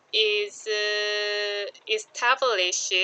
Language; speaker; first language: English; non-native, learner; Korean